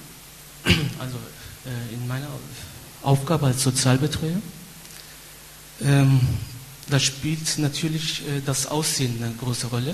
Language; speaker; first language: German; non-native, fluent; Turkish